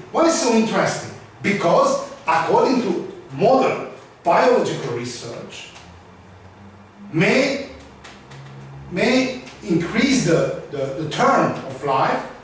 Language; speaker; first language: English; non-native, learner; Hungarian